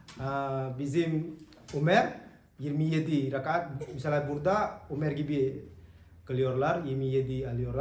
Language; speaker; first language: Turkish; non-native, learner; Indonesian